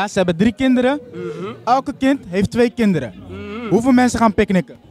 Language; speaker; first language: Dutch; native; Dutch